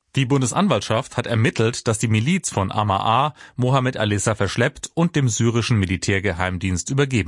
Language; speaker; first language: German; native; German